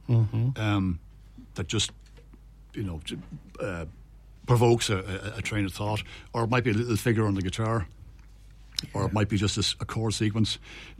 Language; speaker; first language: English; native; English